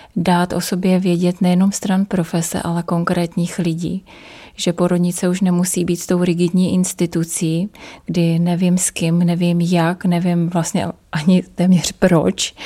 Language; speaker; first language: Czech; native; Czech